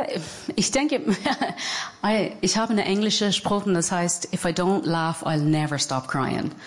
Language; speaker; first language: German; non-native, fluent; English